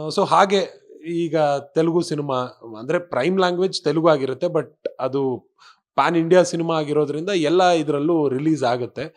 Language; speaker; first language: Kannada; non-native, local second language; Kodava